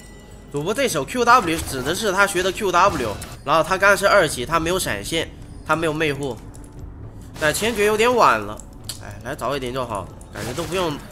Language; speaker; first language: Chinese; native; Chinese